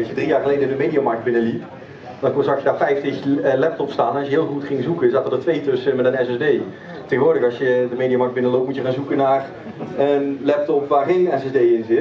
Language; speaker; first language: Dutch; native; Dutch